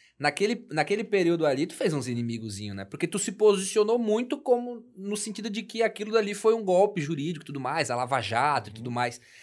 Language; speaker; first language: Portuguese; native; Portuguese